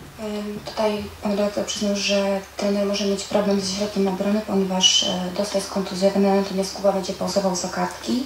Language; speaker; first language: Polish; native; Polish